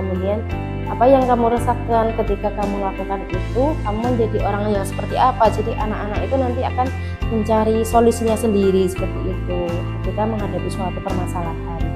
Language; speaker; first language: Indonesian; native; Indonesian